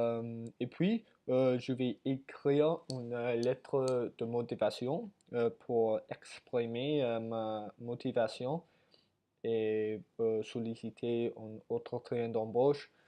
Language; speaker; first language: French; non-native, learner; English